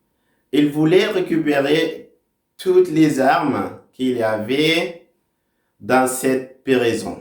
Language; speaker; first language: French; non-native, fluent; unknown